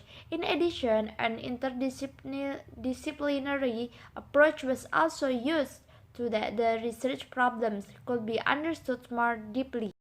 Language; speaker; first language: English; non-native, learner; Indonesian